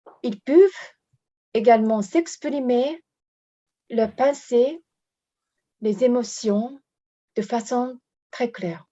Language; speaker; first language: French; non-native, fluent; Japanese